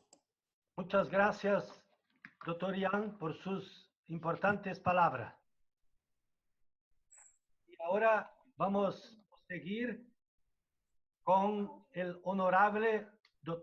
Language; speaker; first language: Spanish; non-native, fluent; Portuguese